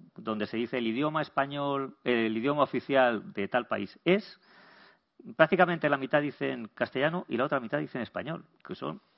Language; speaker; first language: Spanish; native; Spanish